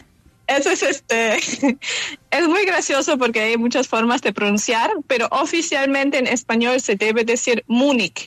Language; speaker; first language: Spanish; non-native, fluent; German